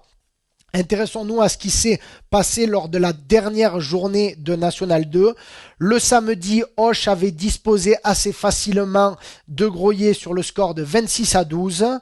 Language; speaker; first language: French; native; French